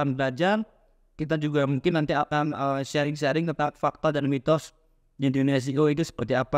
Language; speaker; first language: Indonesian; native; Indonesian